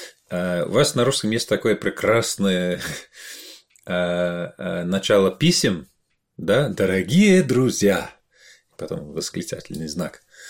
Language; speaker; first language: Russian; non-native, fluent; English